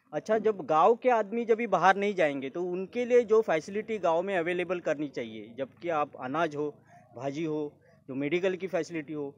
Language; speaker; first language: Hindi; non-native, local second language; Marathi